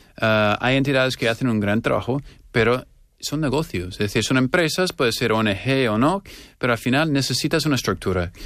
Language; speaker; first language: Spanish; non-native, fluent; English